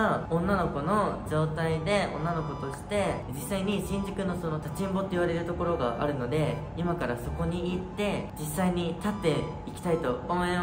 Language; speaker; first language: Japanese; native; Japanese